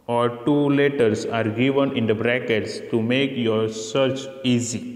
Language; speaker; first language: English; non-native, local second language; Gujarati